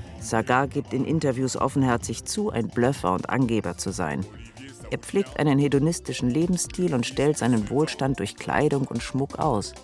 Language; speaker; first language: German; native; German